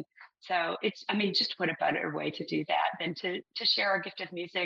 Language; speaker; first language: English; native; English